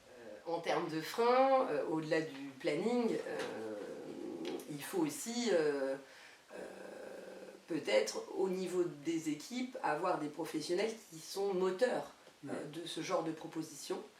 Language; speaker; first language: French; native; French